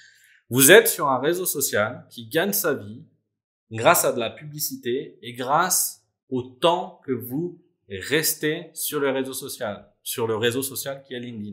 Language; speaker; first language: French; native; French